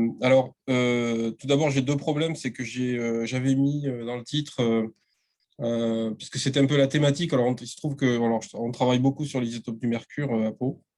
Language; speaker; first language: French; native; French